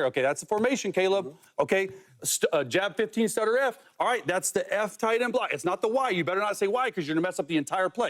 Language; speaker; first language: English; native; English